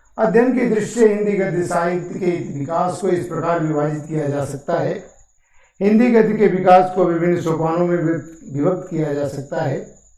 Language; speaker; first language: Hindi; native; Hindi